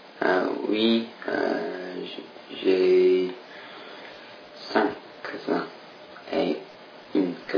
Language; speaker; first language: French; non-native, learner; English